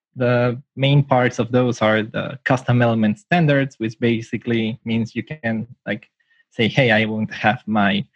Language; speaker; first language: English; non-native, fluent; Spanish